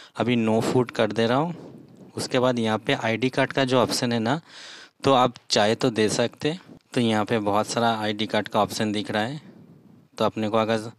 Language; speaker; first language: Hindi; native; Hindi